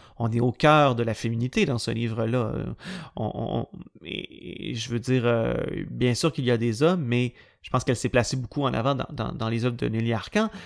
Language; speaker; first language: French; native; French